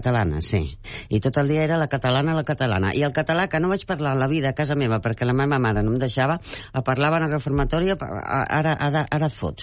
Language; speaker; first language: Catalan; non-native, local second language; Spanish